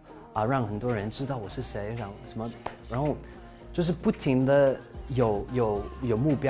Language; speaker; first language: Chinese; early bilingual, heritage; English